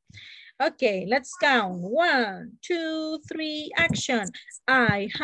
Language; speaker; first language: English; non-native, learner; Spanish